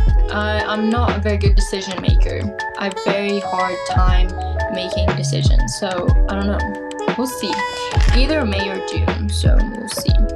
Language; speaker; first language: English; early bilingual, other home language; Swedish